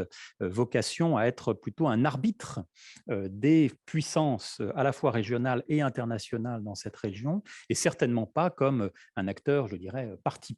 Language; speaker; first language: French; native; French